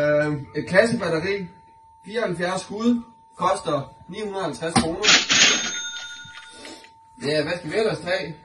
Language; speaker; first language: Danish; native; Danish